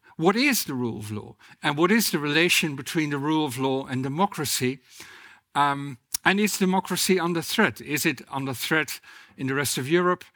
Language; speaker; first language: English; non-native, fluent; Dutch